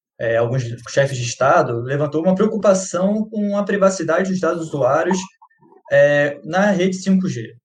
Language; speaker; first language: Portuguese; native; Portuguese